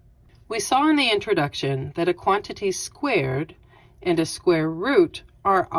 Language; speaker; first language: English; native; English